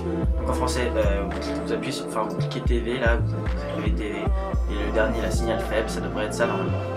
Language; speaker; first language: French; native; French